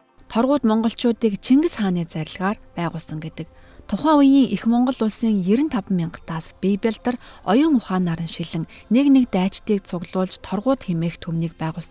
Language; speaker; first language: Mongolian; native; Mongolian